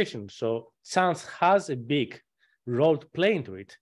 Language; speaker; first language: English; non-native, fluent; Greek